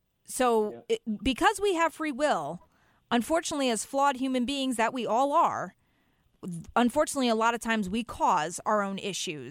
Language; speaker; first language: English; native; English